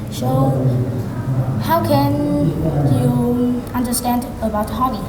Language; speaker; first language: English; non-native, learner; Vietnamese